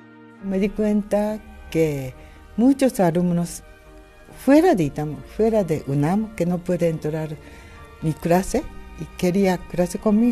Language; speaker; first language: Spanish; non-native, learner; Japanese